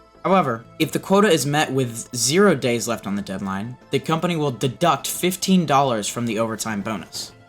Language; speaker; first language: English; native; English